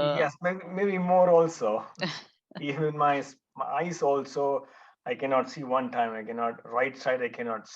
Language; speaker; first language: English; non-native, local second language; Hindi